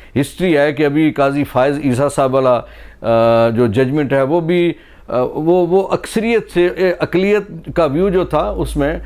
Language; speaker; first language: Urdu; non-native, local second language; Pahari-Potwari